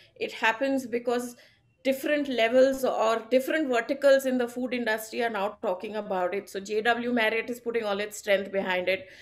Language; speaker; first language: English; non-native, local second language; Gujarati